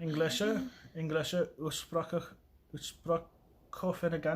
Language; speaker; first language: German; non-native, learner; English